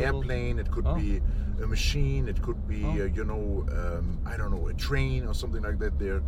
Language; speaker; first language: English; non-native, fluent; German